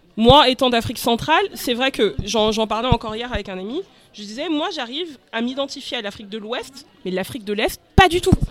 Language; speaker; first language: French; early bilingual, other home language; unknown